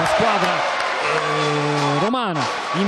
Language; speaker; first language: Italian; native; Italian